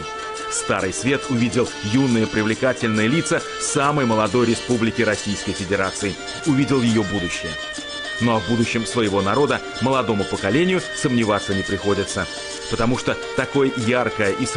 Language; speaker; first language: Russian; native; Russian